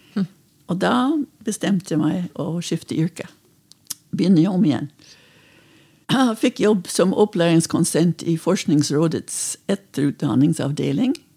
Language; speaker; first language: Norwegian; non-native, fluent; English